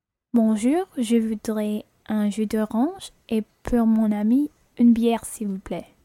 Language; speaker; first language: French; non-native, learner; English